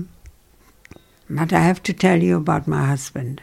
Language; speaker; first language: English; non-native, fluent; German